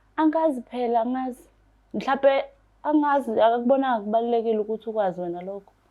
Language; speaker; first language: Zulu; native; Zulu